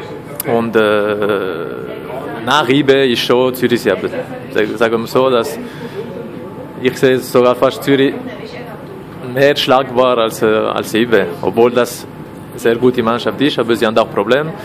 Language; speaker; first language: German; non-native, local second language; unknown